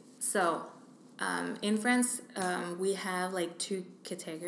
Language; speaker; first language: English; non-native, fluent; French